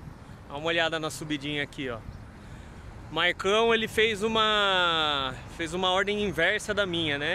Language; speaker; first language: Portuguese; native; Portuguese